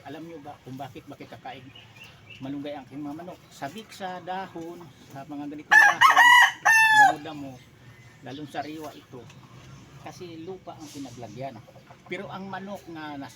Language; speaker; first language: Filipino; non-native, local second language; Cebuano